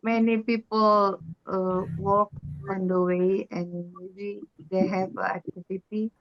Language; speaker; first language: English; non-native, learner; Indonesian